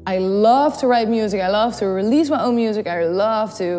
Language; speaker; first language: English; non-native, fluent; Dutch